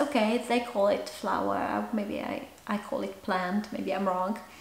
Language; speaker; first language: English; non-native, fluent; Bulgarian